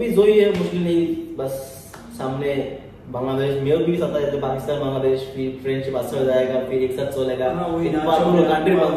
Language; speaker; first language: Hindi; non-native, learner; Bangla